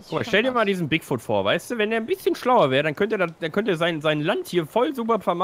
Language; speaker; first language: German; native; German